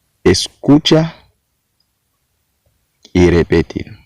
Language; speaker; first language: Spanish; non-native, learner; Haitian Creole